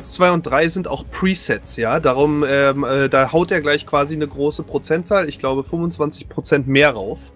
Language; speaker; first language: German; native; German